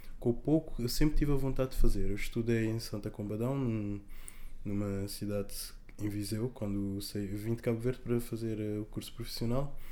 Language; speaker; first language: Portuguese; non-native, local second language; Kabuverdianu